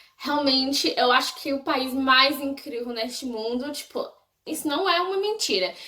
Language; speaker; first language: Portuguese; non-native, fluent; English